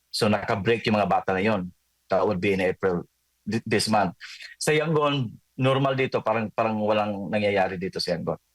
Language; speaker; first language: Filipino; non-native, local second language; Cebuano